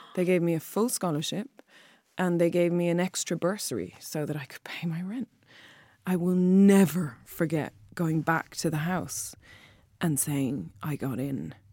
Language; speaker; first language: English; native; English